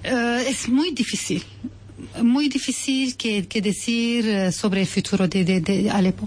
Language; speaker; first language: Spanish; non-native, learner; Arabic